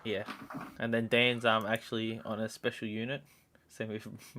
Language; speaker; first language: English; native; English